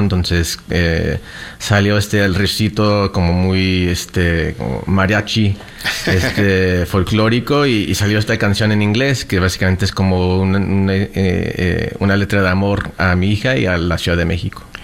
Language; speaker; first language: Spanish; early bilingual, heritage; Spanish